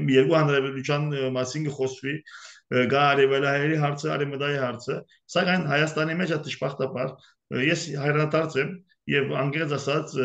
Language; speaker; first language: Armenian; early bilingual, heritage; Armenian